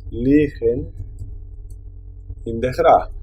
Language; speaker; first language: Dutch; non-native, learner; Spanish